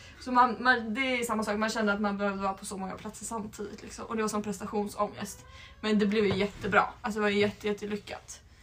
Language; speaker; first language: Swedish; native; Swedish